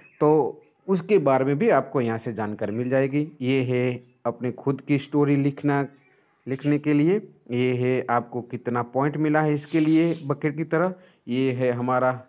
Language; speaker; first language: Hindi; non-native, local second language; Gujarati